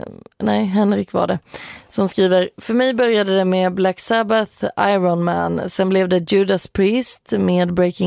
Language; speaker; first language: Swedish; native; Swedish